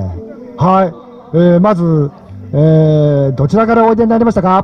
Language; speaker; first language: Japanese; native; Japanese